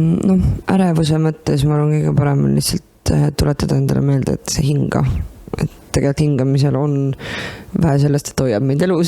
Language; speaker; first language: Estonian; native; Estonian